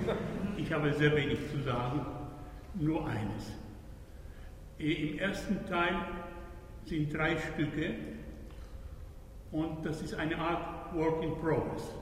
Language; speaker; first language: German; non-native, fluent; Spanish